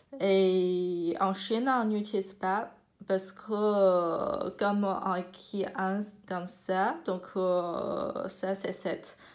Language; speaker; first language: French; non-native, fluent; Chinese